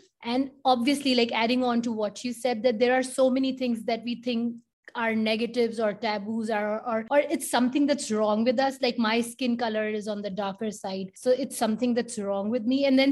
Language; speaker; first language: English; non-native, local second language; Hindi